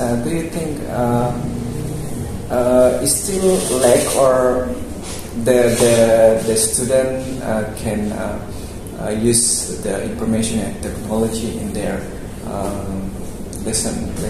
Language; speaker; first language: English; non-native, local second language; Indonesian